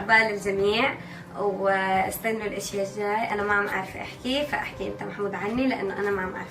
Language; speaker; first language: Arabic; native; Arabic